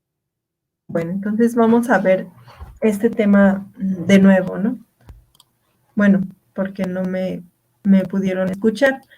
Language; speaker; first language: Spanish; native; Spanish